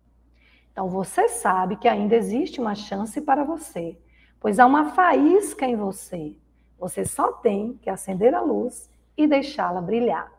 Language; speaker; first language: Portuguese; native; Portuguese